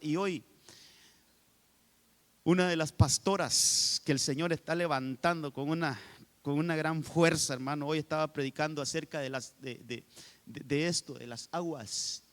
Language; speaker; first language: Spanish; native; Spanish